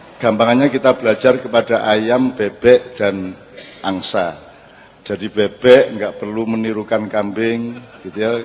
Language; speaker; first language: Indonesian; non-native, local second language; Javanese